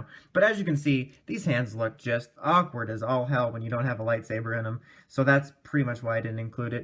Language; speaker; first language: English; native; English